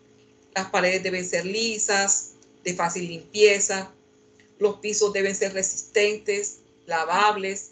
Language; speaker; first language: Spanish; native; Spanish